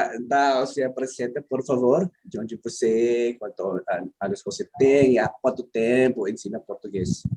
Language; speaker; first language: Portuguese; non-native, learner; Filipino